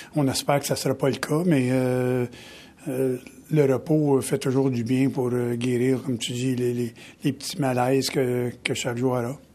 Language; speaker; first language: French; native; French